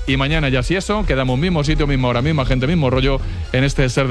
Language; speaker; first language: Spanish; native; Spanish